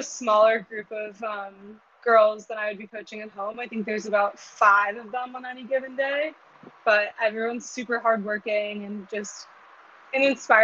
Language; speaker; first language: English; native; English